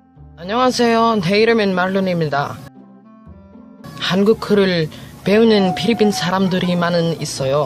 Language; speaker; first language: Korean; non-native, learner; Filipino